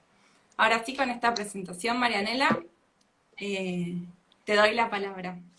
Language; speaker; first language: Spanish; native; Spanish